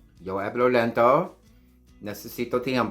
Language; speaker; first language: Spanish; non-native, learner; English